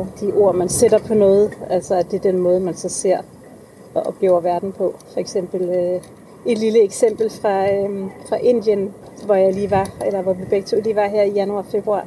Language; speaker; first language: Danish; native; Danish